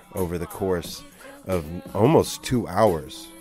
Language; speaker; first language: English; native; English